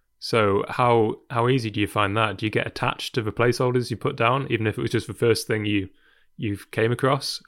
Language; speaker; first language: English; native; English